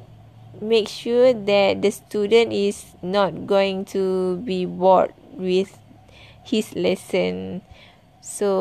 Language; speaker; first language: English; non-native, learner; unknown